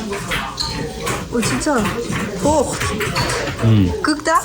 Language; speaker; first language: Korean; non-native, learner; Persian